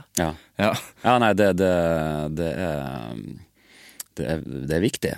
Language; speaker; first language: Norwegian; native; Norwegian